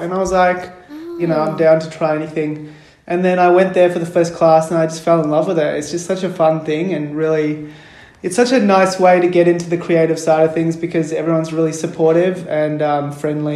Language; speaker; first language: English; native; English